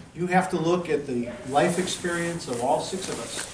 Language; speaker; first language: English; native; English